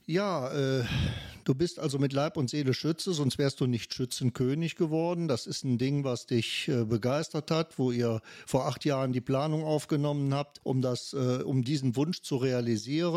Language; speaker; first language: German; native; German